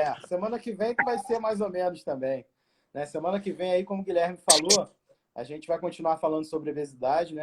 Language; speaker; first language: Portuguese; native; Portuguese